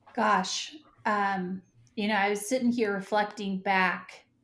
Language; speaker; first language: English; native; English